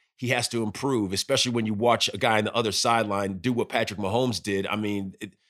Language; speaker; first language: English; native; English